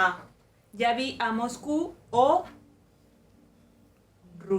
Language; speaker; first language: French; non-native, learner; Spanish